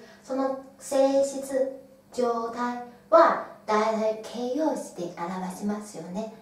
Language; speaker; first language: Japanese; non-native, fluent; Chinese